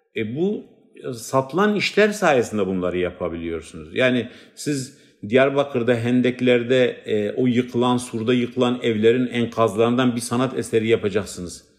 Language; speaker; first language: Turkish; non-native, local second language; Kurdish